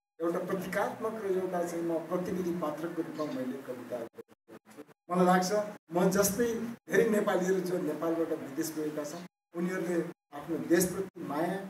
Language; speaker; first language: Nepali; native; Nepali